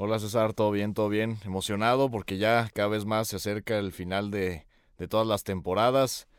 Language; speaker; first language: Spanish; native; Spanish